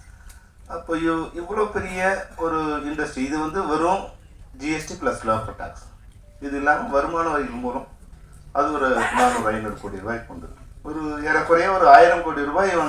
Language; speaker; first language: Tamil; native; Tamil